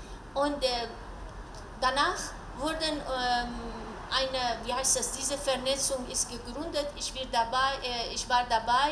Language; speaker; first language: German; non-native, learner; Persian